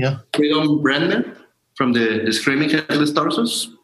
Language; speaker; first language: English; non-native, learner; Spanish